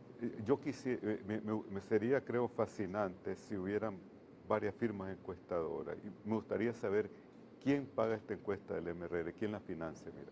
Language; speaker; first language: Spanish; native; Spanish